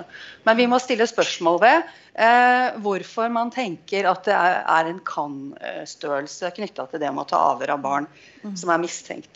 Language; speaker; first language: Norwegian; native; Norwegian